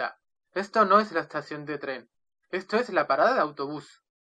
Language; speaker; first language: Spanish; non-native, learner; Russian